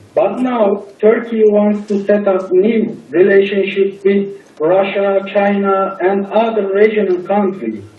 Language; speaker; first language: English; non-native, learner; Turkish